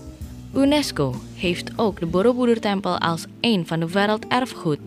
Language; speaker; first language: Dutch; non-native, learner; Indonesian